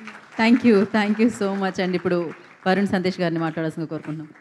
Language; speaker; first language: Telugu; native; Telugu